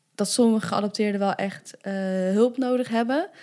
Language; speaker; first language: Dutch; native; Dutch